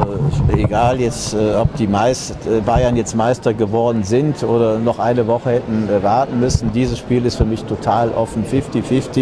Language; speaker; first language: German; native; German